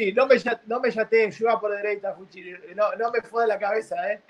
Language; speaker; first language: Portuguese; non-native, fluent; Spanish